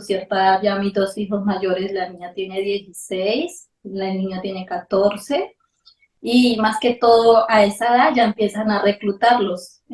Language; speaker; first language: Spanish; native; Spanish